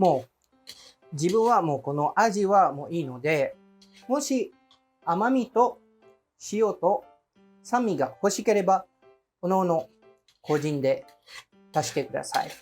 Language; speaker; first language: Japanese; non-native, fluent; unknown